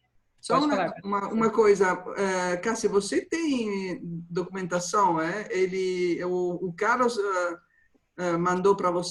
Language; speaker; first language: Portuguese; non-native, fluent; Spanish